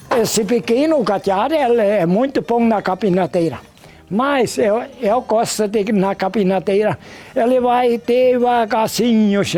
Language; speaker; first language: Portuguese; non-native, local second language; German